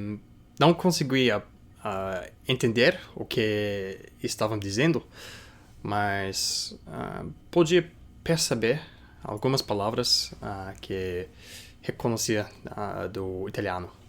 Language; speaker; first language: Portuguese; non-native, fluent; English